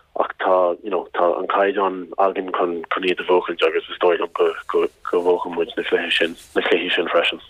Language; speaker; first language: Irish; non-native, local second language; English